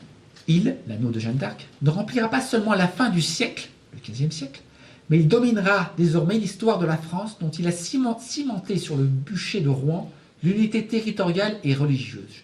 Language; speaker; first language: French; native; French